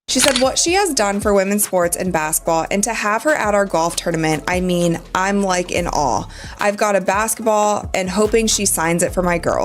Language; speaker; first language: English; native; English